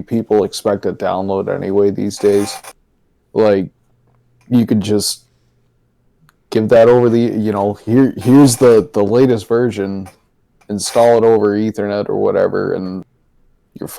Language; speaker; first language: English; native; English